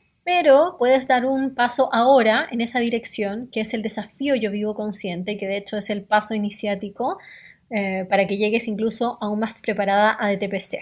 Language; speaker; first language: Spanish; native; Spanish